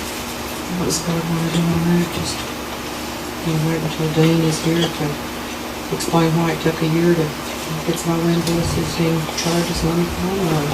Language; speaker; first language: English; native; English